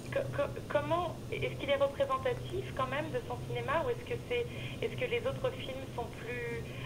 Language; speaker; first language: French; native; French